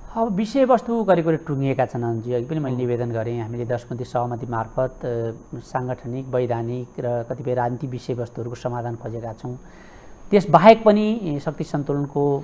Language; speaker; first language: Nepali; native; Nepali